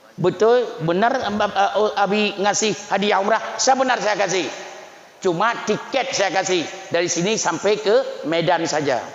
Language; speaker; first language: Malay; non-native, local second language; Achinese